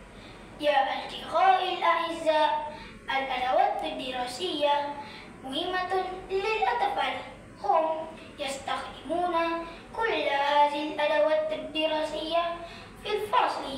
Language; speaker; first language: Arabic; non-native, learner; Malay